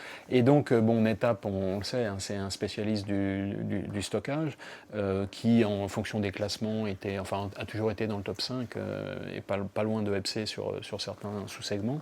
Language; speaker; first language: French; native; French